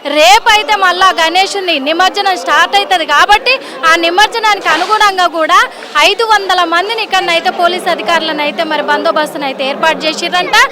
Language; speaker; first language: Telugu; native; Telugu